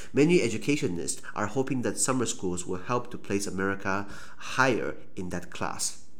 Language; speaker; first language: English; non-native, fluent; Chinese